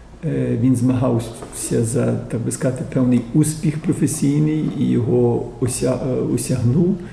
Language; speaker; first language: Ukrainian; early bilingual, heritage; Ukrainian